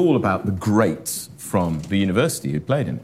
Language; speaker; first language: English; native; English